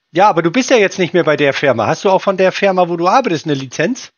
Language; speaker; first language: German; native; German